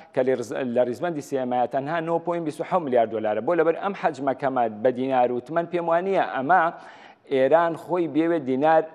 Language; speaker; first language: Central Kurdish; native; Central Kurdish